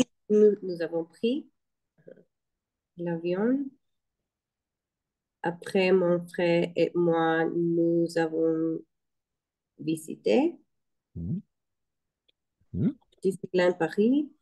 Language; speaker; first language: French; non-native, learner; Spanish